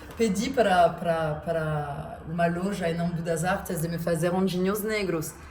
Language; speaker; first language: Portuguese; non-native, fluent; French